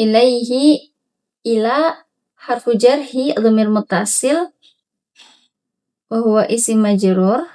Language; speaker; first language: Arabic; non-native, learner; Indonesian